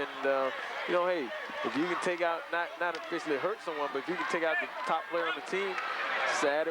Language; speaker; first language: English; native; English